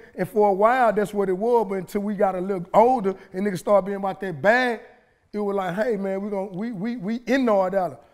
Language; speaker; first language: English; native; English